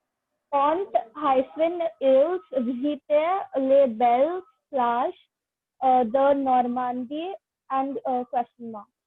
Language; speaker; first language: French; non-native, learner; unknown